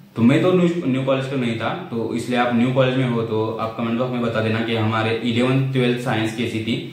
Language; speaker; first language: Hindi; non-native, local second language; Marathi